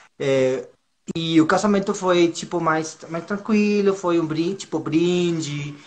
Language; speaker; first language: Portuguese; non-native, fluent; Spanish